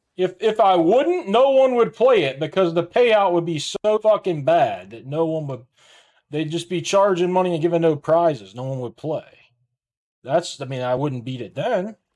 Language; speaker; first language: English; native; English